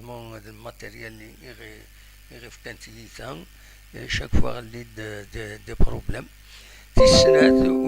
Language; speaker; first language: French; non-native, local second language; Kabyle